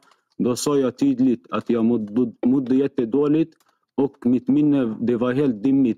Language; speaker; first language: Swedish; non-native, fluent; Arabic